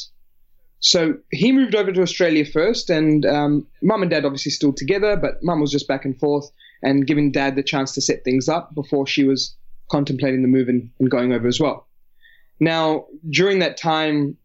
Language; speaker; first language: English; native; English